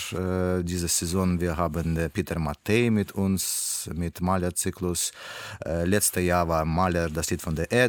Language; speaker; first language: German; non-native, learner; Russian